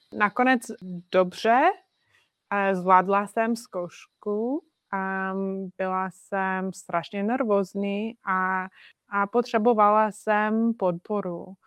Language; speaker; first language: Czech; non-native, fluent; English